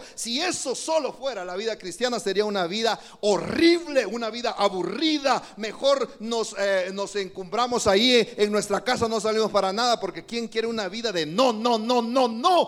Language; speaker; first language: Spanish; native; Spanish